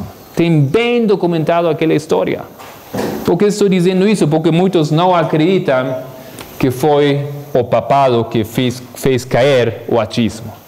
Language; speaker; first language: Portuguese; non-native, fluent; Spanish